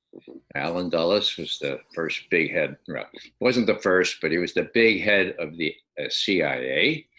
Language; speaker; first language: English; native; English